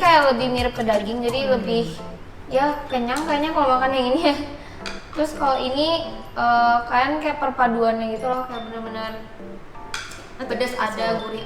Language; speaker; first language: Indonesian; early bilingual, other home language; Japanese